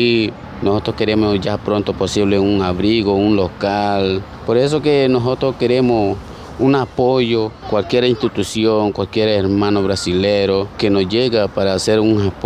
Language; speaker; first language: Spanish; non-native, local second language; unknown